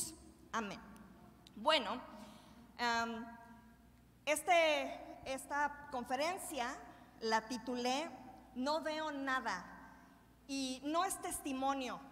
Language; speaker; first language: Spanish; native; Spanish